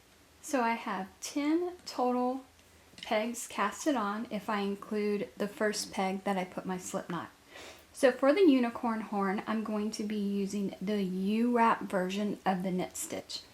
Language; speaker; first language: English; native; English